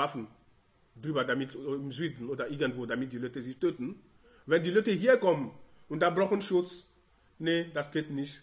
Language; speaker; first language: German; non-native, learner; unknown